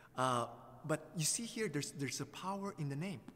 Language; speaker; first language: English; non-native, local second language; Filipino